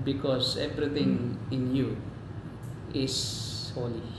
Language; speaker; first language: English; non-native, local second language; Filipino